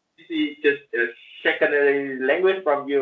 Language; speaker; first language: English; non-native, learner; Vietnamese